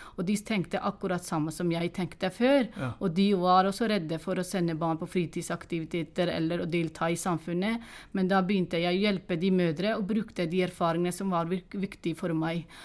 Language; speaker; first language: Norwegian; non-native, fluent; Urdu